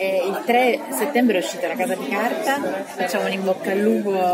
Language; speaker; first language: Italian; native; Italian